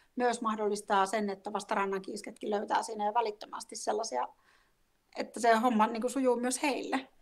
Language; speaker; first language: Finnish; native; Finnish